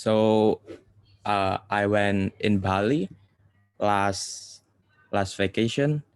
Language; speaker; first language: English; non-native, learner; Indonesian